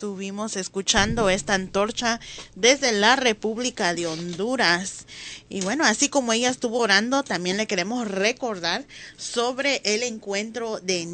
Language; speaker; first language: Spanish; early bilingual, heritage; Spanish